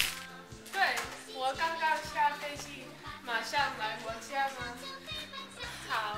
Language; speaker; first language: Chinese; non-native, learner; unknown